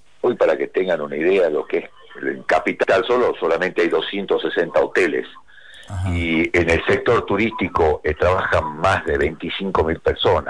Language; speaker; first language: Spanish; native; Spanish